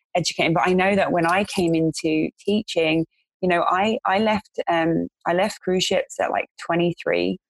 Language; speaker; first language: English; native; English